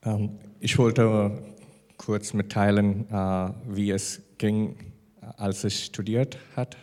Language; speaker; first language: German; non-native, learner; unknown